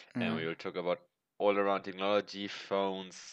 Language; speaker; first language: English; non-native, fluent; German